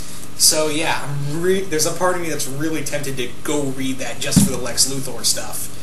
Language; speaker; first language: English; native; English